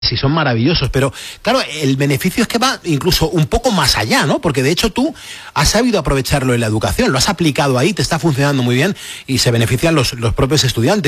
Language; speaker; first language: Spanish; native; Spanish